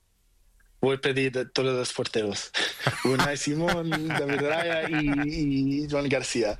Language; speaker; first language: Spanish; non-native, learner; Portuguese